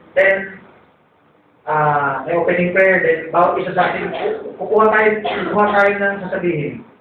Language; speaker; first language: Filipino; native; Filipino